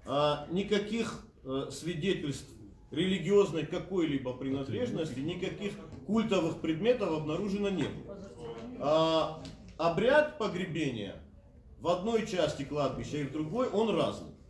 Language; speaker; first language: Russian; native; Russian